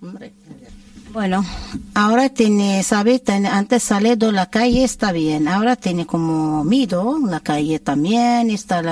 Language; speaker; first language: Spanish; non-native, learner; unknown